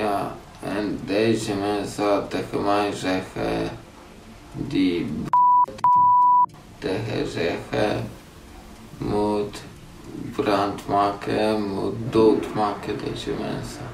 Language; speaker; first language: Dutch; non-native, learner; Polish